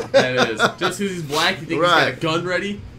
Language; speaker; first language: English; native; English